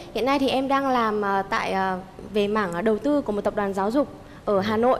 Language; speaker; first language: Vietnamese; native; Vietnamese